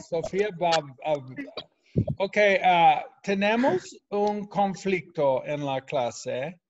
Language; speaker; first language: Spanish; non-native, fluent; English